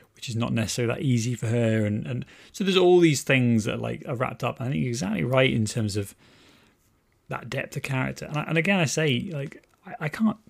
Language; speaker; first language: English; native; English